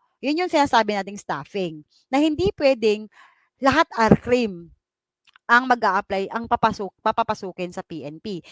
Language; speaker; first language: Filipino; non-native, local second language; Cebuano